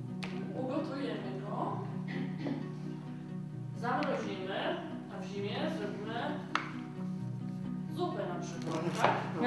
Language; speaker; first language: Polish; native; Polish